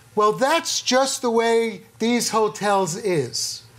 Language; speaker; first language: English; native; English